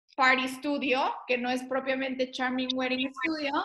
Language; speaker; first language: Spanish; native; Spanish